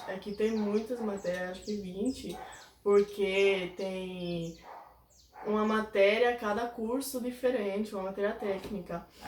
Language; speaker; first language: Portuguese; non-native, fluent; Italian